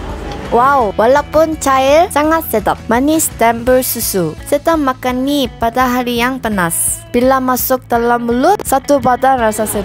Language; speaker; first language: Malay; non-native, fluent; Korean